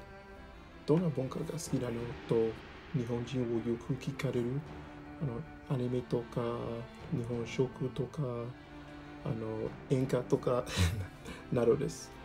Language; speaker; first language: Japanese; non-native, learner; English